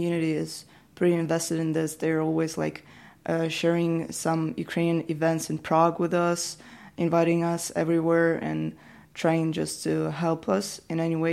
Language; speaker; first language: English; non-native, fluent; Ukrainian